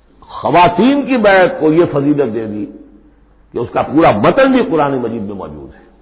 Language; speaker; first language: Urdu; native; Urdu